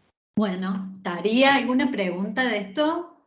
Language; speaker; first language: Spanish; native; Spanish